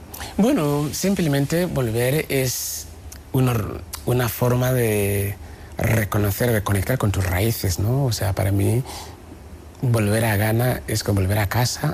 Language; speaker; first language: Spanish; non-native, fluent; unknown